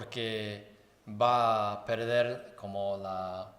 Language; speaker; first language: Spanish; non-native, fluent; Chinese